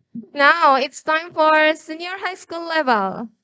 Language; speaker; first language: English; non-native, learner; Indonesian